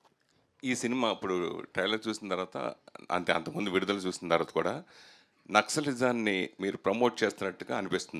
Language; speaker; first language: Telugu; native; Telugu